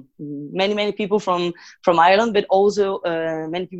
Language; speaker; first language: English; non-native, fluent; Spanish